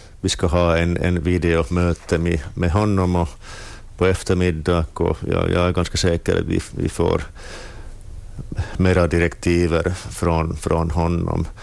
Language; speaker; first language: Swedish; non-native, local second language; Finnish